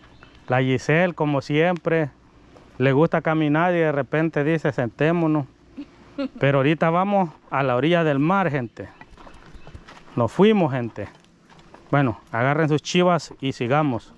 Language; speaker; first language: Spanish; native; Spanish